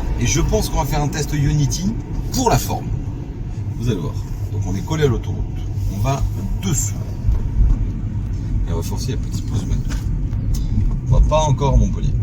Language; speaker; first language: French; native; French